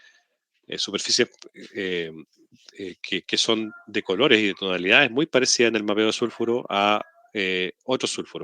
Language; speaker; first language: Spanish; native; Spanish